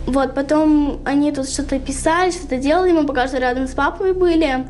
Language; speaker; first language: Russian; native; Russian